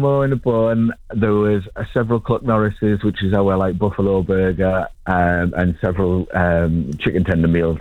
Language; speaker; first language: English; native; English